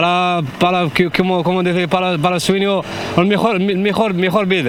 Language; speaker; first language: Spanish; non-native, learner; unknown